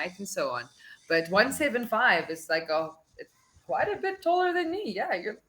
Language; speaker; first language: English; non-native, fluent; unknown